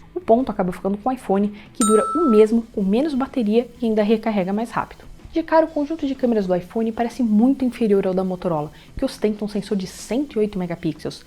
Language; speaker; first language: Portuguese; native; Portuguese